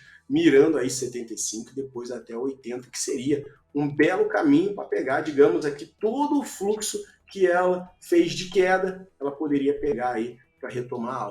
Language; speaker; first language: Portuguese; native; Portuguese